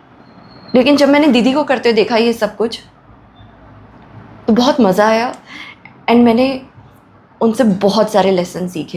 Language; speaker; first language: Hindi; native; Hindi